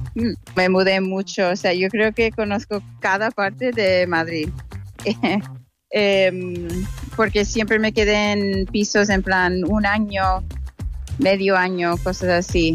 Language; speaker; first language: Spanish; non-native, fluent; English